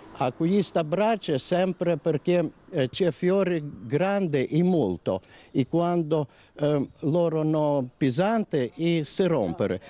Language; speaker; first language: Italian; non-native, learner; Romanian